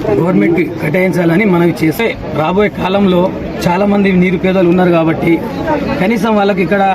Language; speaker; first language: Telugu; non-native, local second language; Lambadi